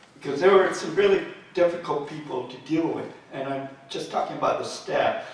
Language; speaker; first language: English; native; English